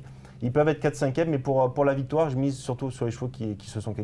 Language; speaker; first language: French; native; French